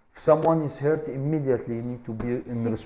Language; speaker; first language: English; non-native, fluent; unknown